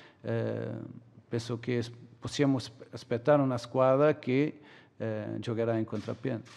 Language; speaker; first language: Italian; non-native, learner; Portuguese